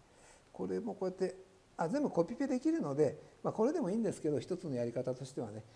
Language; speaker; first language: Japanese; native; Japanese